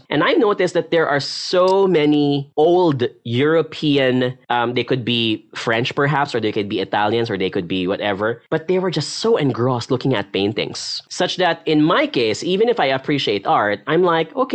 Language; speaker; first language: English; non-native, local second language; Filipino